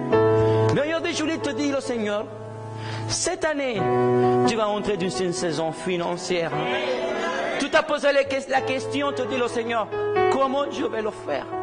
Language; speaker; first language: French; non-native, fluent; Spanish